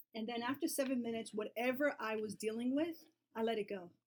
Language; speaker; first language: English; native; English